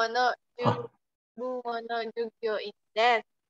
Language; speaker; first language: Japanese; non-native, learner; Indonesian